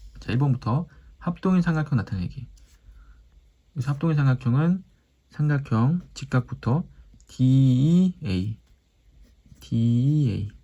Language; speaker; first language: Korean; native; Korean